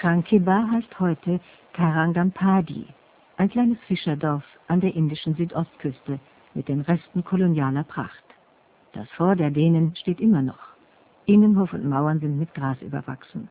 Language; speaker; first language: German; native; German